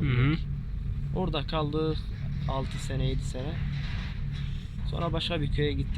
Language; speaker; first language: Turkish; non-native, local second language; Arabic